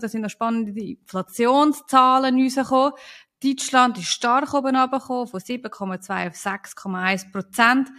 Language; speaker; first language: German; native; German